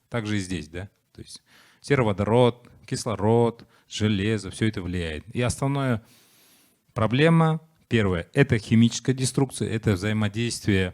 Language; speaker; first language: Russian; native; Russian